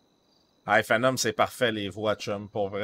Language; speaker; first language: French; native; French